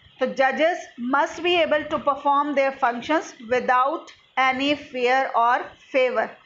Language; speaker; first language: Hindi; native; Hindi